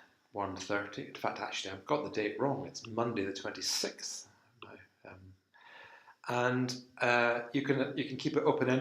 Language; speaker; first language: English; native; English